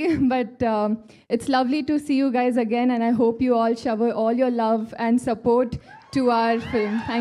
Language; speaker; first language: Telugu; non-native, learner; Kannada